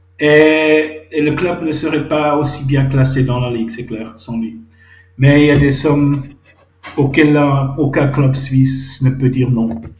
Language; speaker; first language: French; non-native, local second language; Swiss German